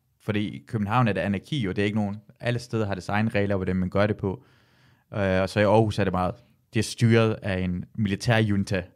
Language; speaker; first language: Danish; early bilingual, other home language; Persian